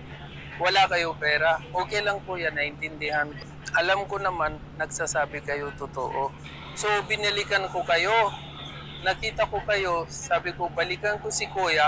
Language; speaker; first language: Filipino; non-native, learner; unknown